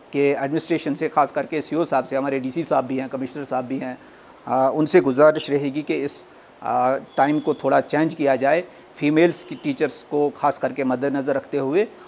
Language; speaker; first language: Hindi; non-native, local second language; Punjabi